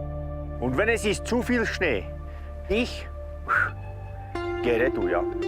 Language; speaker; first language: German; non-native, learner; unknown